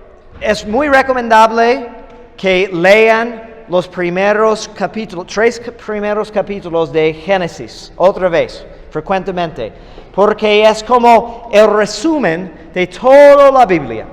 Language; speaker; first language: Spanish; non-native, fluent; English